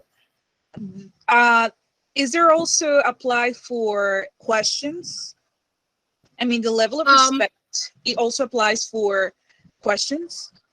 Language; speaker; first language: English; non-native, fluent; Spanish